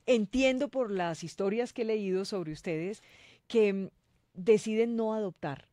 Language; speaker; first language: Spanish; native; Spanish